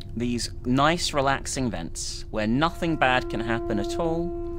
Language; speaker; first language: English; native; English